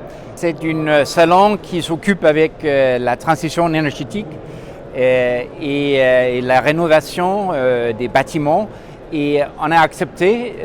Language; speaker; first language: French; non-native, fluent; Danish